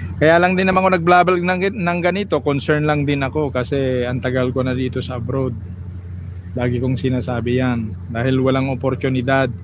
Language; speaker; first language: Filipino; non-native, local second language; Iloko